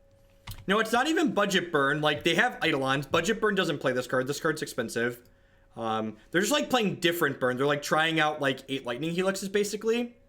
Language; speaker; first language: English; native; English